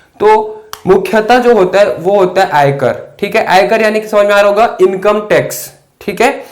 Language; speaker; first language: Hindi; native; Hindi